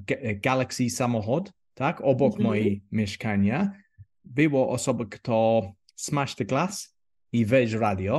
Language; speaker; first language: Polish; non-native, learner; English